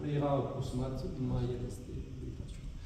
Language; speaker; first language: Romanian; non-native, fluent; French